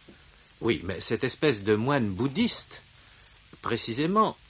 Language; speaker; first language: French; native; French